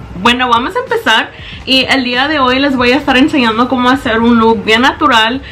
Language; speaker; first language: Spanish; early bilingual, heritage; Spanish